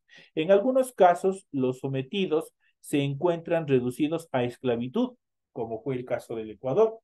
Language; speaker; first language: Spanish; native; Spanish